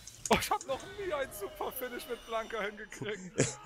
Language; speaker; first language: German; native; German